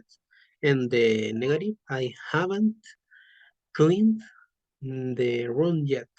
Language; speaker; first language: English; non-native, learner; Spanish